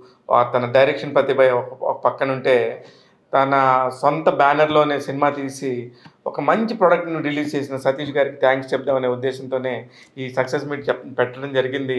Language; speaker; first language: Telugu; native; Telugu